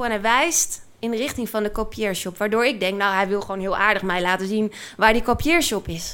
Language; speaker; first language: Dutch; native; Dutch